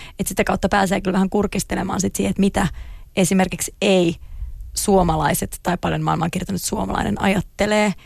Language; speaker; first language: Finnish; native; Finnish